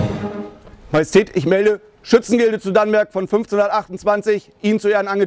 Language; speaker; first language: German; native; German